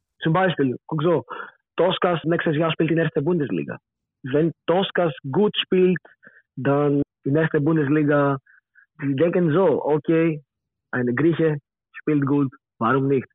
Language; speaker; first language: German; non-native, learner; Greek